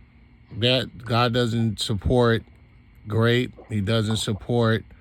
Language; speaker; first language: English; native; English